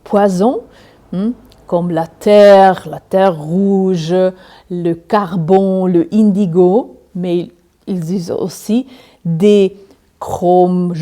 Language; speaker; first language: French; non-native, learner; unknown